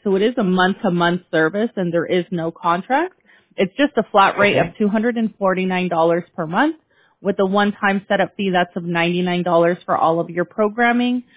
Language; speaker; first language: English; early bilingual, other home language; Spanish